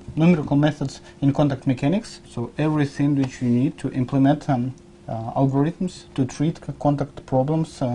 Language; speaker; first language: English; non-native, fluent; Russian